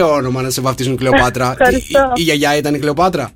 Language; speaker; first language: Greek; native; Greek